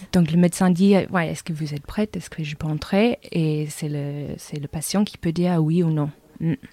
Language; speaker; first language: French; non-native, fluent; English